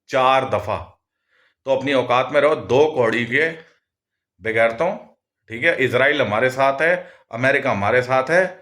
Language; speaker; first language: Hindi; non-native, local second language; Punjabi